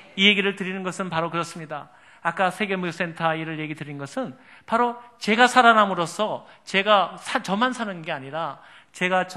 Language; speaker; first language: Korean; native; Korean